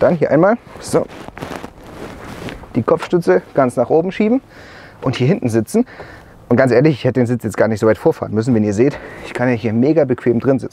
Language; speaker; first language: German; native; German